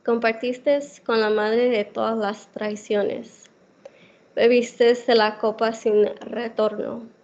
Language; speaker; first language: Spanish; early bilingual, heritage; Spanish